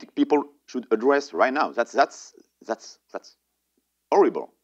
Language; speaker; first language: English; non-native, fluent; French